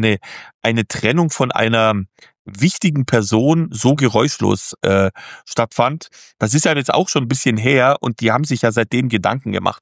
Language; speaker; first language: German; native; German